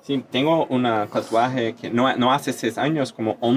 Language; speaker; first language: Spanish; non-native, learner; Portuguese